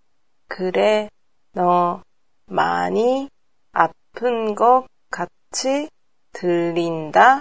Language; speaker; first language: Korean; non-native, learner; Japanese